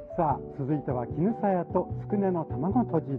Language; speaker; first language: Japanese; native; Japanese